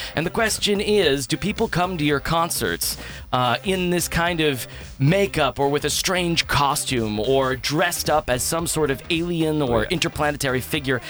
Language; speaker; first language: English; native; English